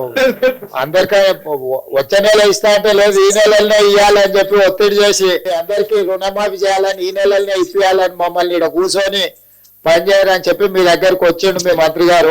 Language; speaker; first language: Telugu; native; Telugu